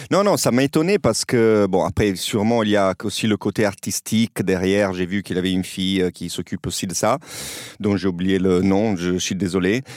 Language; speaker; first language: French; non-native, fluent; Italian